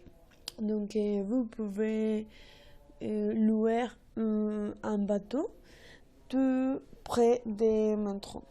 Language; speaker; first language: French; non-native, learner; Spanish